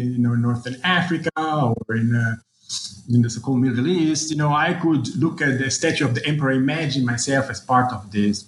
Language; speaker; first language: English; non-native, fluent; Italian